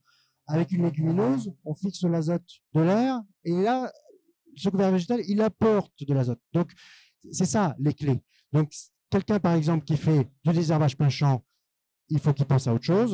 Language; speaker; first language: French; native; French